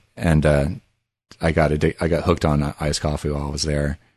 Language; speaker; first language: English; early bilingual, other home language; Italian